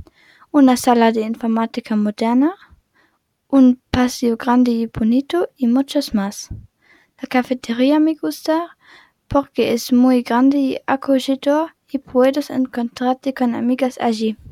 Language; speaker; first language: Spanish; non-native, learner; German